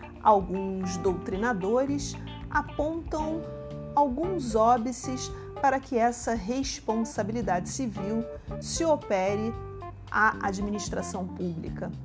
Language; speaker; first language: Portuguese; native; Portuguese